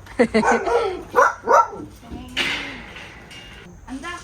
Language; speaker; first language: Korean; native; Korean